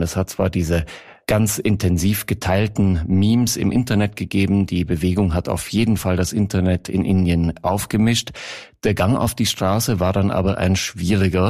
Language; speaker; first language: German; native; German